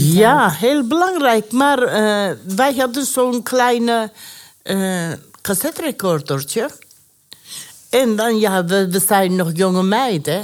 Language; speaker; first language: Dutch; non-native, learner; Persian